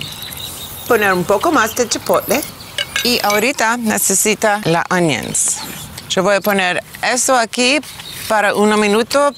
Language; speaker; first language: Spanish; non-native, learner; English